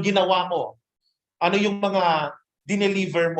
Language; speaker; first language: Filipino; native; Filipino